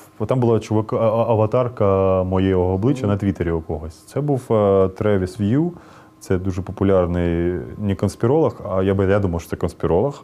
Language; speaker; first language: Ukrainian; non-native, local second language; Russian